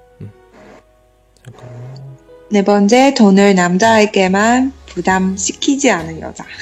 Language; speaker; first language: Korean; non-native, learner; Chinese